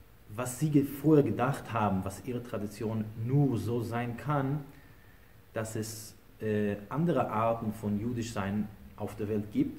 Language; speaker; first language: German; non-native, fluent; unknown